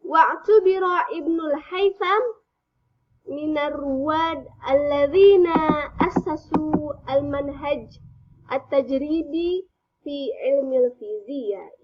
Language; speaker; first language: Arabic; non-native, fluent; Indonesian